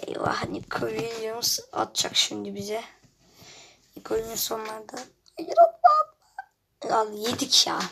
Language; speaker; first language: Turkish; native; Turkish